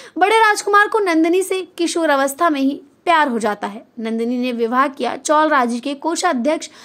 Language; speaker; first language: Hindi; native; Hindi